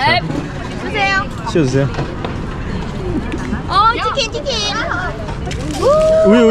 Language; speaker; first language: Korean; non-native, learner; Vietnamese